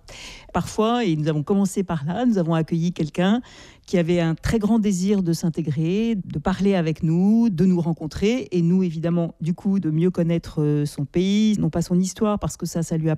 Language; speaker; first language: French; native; French